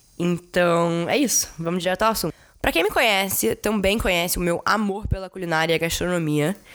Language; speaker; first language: Portuguese; early bilingual, heritage; Portuguese